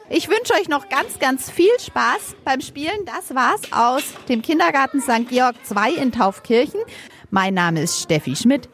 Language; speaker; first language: German; native; German